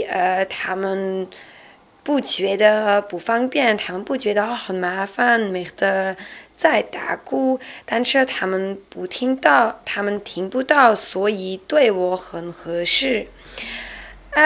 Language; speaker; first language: Chinese; non-native, learner; Dutch